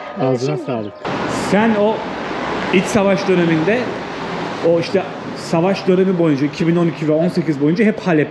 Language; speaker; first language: Turkish; native; Turkish